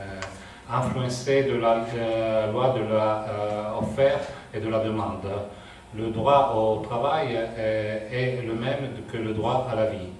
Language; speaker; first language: French; non-native, fluent; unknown